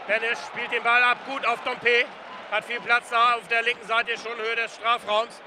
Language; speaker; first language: German; native; German